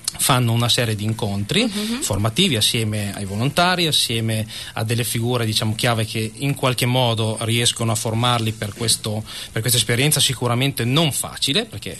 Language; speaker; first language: Italian; native; Italian